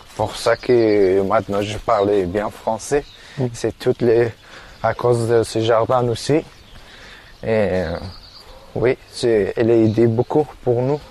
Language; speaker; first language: French; non-native, learner; Persian